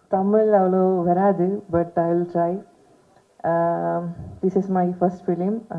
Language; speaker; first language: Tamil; non-native, learner; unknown